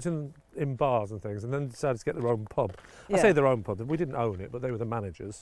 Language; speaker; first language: English; native; English